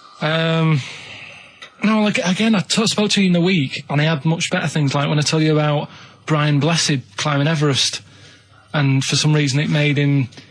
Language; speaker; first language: English; native; English